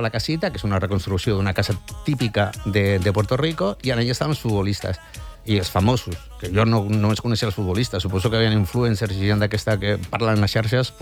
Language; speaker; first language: Catalan; non-native, local second language; Spanish